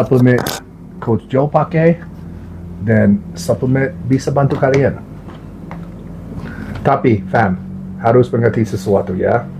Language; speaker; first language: Indonesian; non-native, learner; English